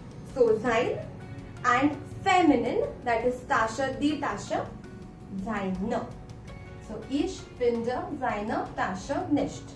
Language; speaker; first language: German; non-native, fluent; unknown